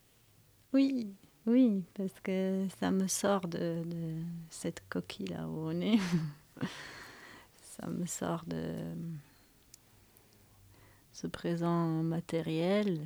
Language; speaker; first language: French; non-native, fluent; Romanian